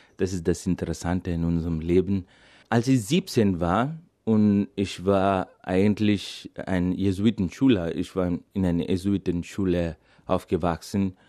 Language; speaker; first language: German; non-native, fluent; Malayalam